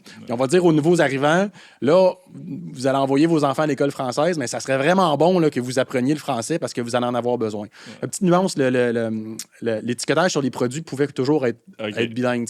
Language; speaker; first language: French; native; French